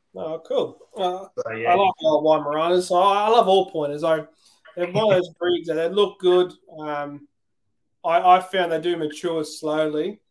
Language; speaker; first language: English; native; English